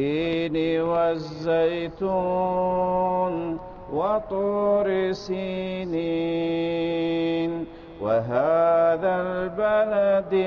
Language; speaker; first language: Arabic; native; Arabic